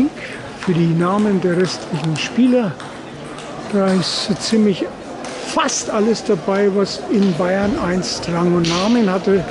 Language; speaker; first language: German; native; German